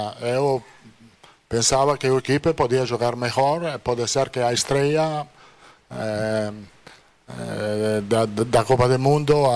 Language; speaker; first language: Portuguese; non-native, fluent; Italian